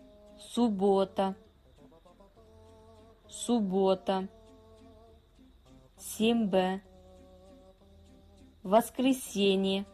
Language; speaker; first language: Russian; non-native, fluent; Kazakh